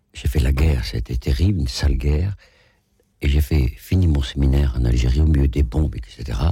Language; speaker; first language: French; native; French